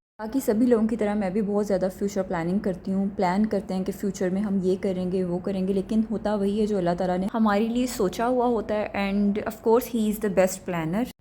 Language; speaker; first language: Urdu; native; Urdu